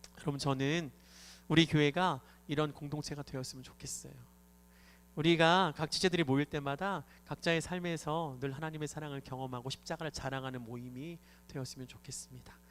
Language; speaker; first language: Korean; native; Korean